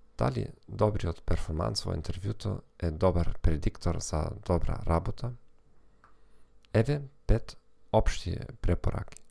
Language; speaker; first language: Macedonian; non-native, fluent; German